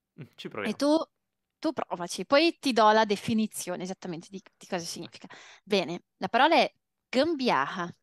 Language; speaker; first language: Italian; early bilingual, other home language; Portuguese